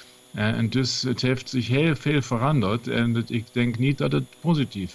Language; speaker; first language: Dutch; non-native, learner; German